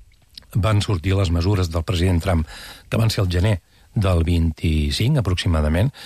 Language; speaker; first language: Catalan; native; Catalan